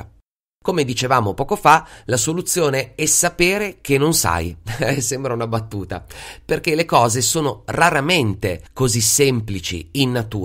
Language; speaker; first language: Italian; native; Italian